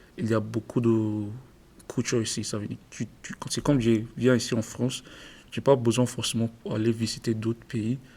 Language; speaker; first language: French; non-native, learner; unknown